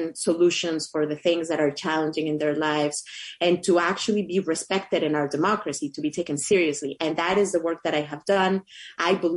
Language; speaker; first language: English; non-native, fluent; Spanish